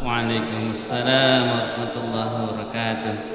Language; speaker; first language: Indonesian; native; Indonesian